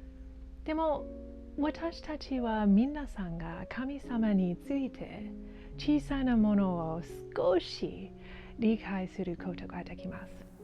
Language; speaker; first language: Japanese; non-native, learner; English